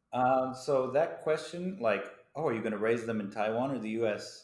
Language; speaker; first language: English; native; English